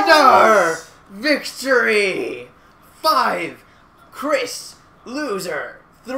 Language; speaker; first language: English; native; English